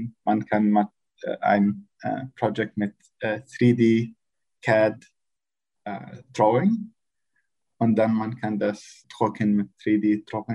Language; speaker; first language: German; non-native, learner; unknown